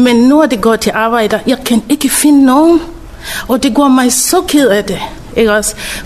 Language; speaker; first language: Danish; non-native, fluent; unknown